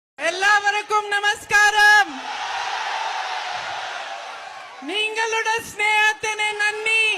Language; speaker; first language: Malayalam; non-native, learner; Hindi